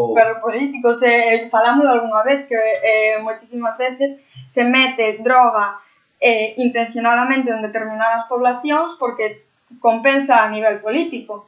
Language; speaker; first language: Galician; non-native, local second language; Spanish